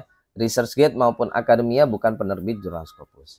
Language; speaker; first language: Indonesian; native; Indonesian